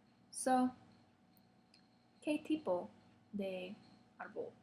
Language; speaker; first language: Spanish; non-native, learner; English